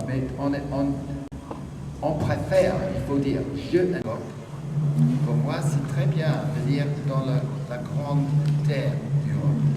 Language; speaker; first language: French; non-native, fluent; English